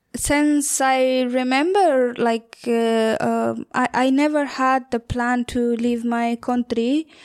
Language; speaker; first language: English; non-native, learner; Persian